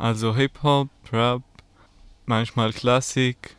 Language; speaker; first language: German; non-native, learner; Arabic